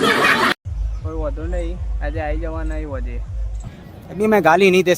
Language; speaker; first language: Hindi; non-native, local second language; Gujarati